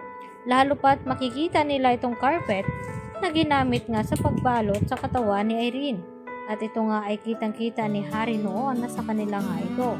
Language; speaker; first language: Filipino; native; Filipino